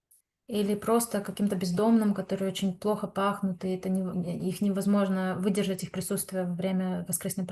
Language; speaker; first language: Russian; native; Russian